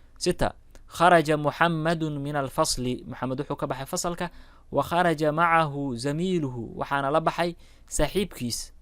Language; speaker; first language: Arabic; non-native, local second language; Somali